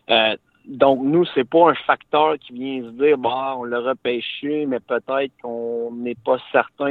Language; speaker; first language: French; native; French